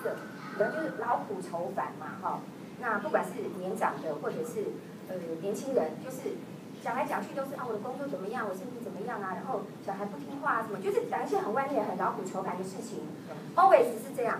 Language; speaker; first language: Chinese; native; Chinese